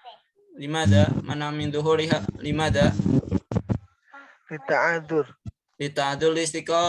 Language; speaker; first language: Arabic; non-native, fluent; Indonesian